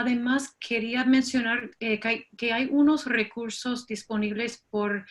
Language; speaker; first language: Spanish; non-native, fluent; English